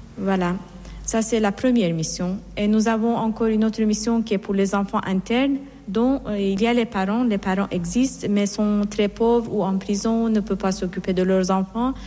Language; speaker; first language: French; non-native, fluent; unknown